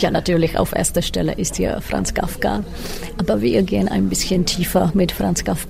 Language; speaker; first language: German; non-native, fluent; Czech